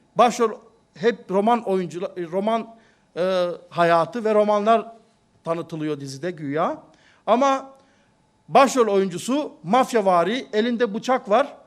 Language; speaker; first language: Turkish; native; Turkish